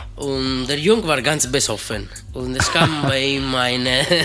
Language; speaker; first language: German; non-native, learner; Italian